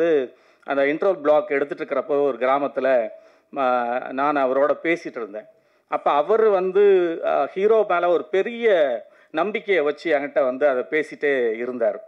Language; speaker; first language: Tamil; native; Tamil